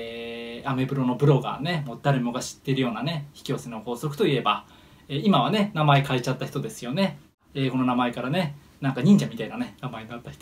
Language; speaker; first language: Japanese; native; Japanese